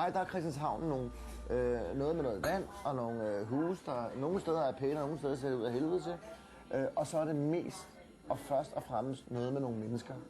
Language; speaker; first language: Danish; native; Danish